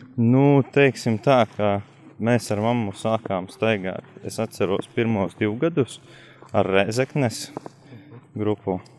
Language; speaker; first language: Latvian; native; Latvian